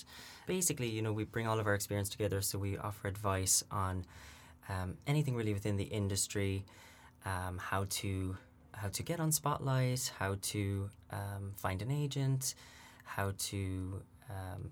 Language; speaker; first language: English; native; English